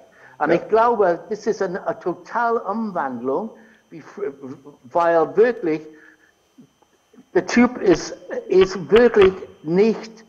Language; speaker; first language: German; non-native, fluent; English